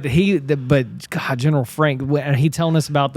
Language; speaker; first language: English; native; English